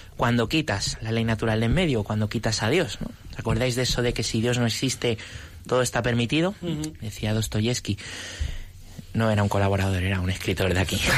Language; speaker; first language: Spanish; native; Spanish